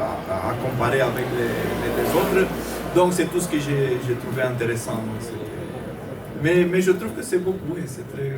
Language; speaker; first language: French; non-native, fluent; Romanian